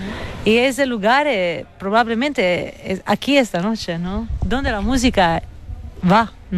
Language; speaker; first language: Spanish; non-native, fluent; Italian